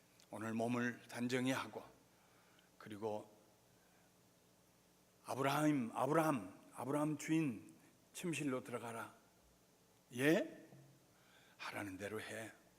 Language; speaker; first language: Korean; native; Korean